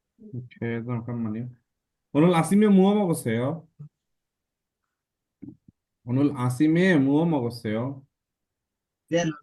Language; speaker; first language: Korean; non-native, fluent; Bangla